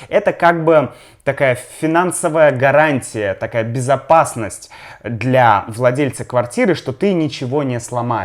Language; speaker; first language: Russian; native; Russian